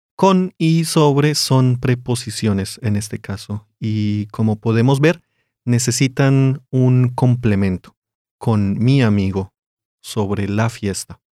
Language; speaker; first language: Spanish; native; Spanish